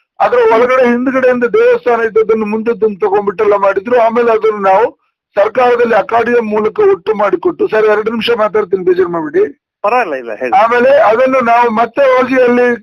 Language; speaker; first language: Kannada; non-native, local second language; Tulu